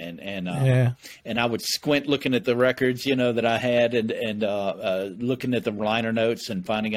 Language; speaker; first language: English; native; English